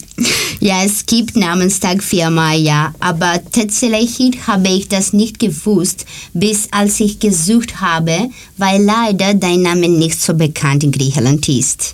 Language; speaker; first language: German; non-native, learner; Greek